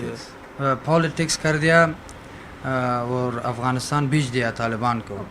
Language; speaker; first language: Hindi; non-native, learner; Persian